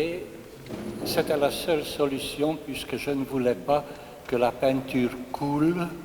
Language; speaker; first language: French; non-native, fluent; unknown